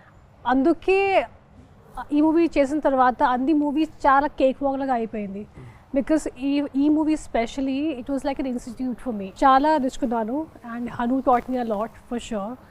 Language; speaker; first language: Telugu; non-native, fluent; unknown